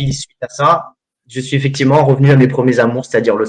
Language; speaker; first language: French; native; French